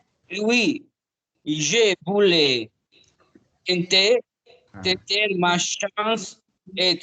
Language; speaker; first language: French; non-native, learner; Italian